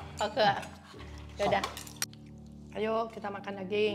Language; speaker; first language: Indonesian; native; Indonesian